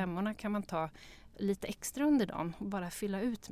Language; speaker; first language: Swedish; native; Swedish